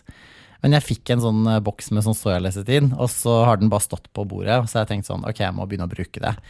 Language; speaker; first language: Norwegian; native; Norwegian